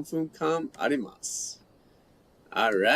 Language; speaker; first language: Japanese; non-native, learner; English